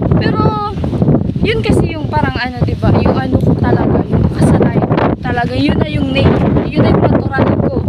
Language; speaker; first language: Filipino; non-native, local second language; Bikol